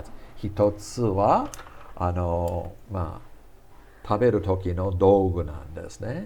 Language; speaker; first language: Japanese; non-native, fluent; English